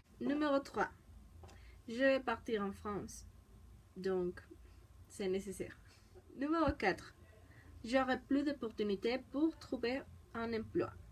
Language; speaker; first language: French; non-native, learner; Spanish